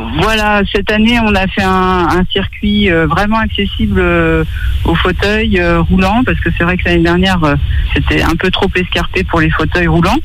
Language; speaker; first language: French; native; French